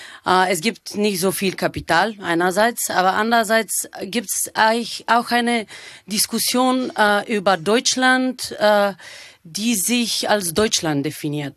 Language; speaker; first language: German; non-native, fluent; Bulgarian